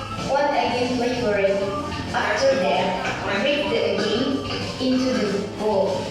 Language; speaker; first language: English; non-native, learner; Indonesian